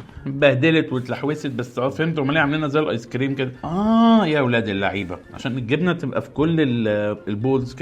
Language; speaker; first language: Arabic; native; Arabic